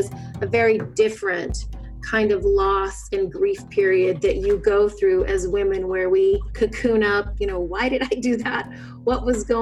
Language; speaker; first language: English; native; English